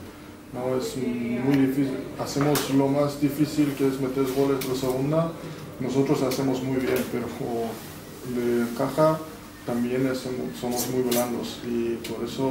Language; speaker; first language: Spanish; non-native, fluent; Persian